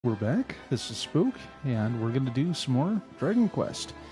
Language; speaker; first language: English; native; English